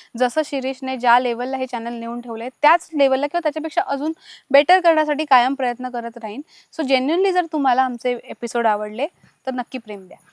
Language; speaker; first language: Marathi; native; Marathi